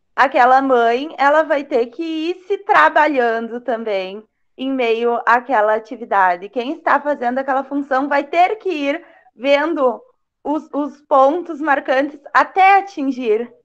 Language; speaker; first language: Portuguese; native; Portuguese